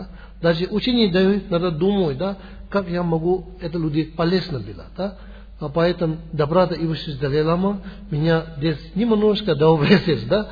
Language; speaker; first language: Russian; non-native, learner; Tibetan